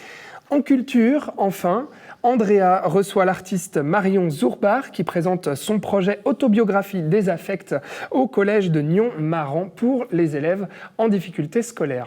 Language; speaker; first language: French; native; French